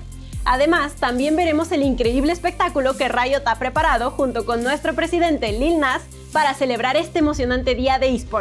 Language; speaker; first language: Spanish; native; Spanish